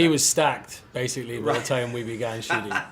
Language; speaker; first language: English; native; English